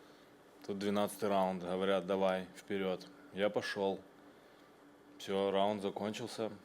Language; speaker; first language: Russian; native; Russian